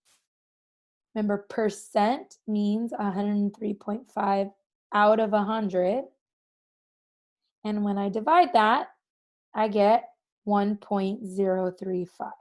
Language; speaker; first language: English; native; English